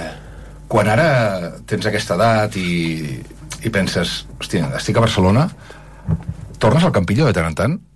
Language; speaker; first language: Catalan; native; Catalan